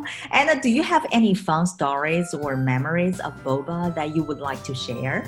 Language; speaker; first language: English; non-native, fluent; Chinese